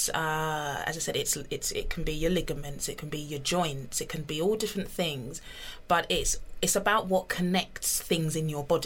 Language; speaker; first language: English; native; English